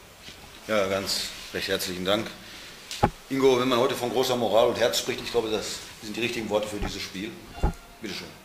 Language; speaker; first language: German; native; German